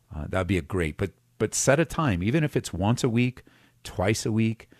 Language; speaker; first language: English; native; English